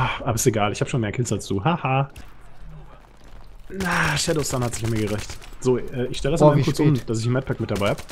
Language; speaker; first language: German; native; German